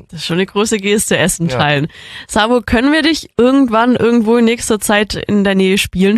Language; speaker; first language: German; native; German